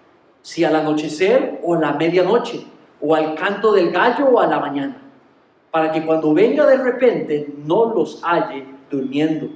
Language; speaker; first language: Spanish; native; Spanish